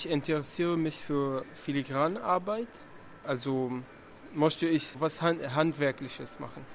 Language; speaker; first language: German; non-native, learner; Arabic